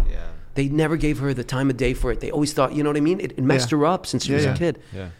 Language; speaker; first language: English; early bilingual, other home language; Arabic